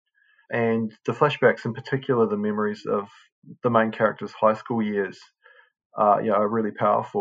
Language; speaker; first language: English; native; English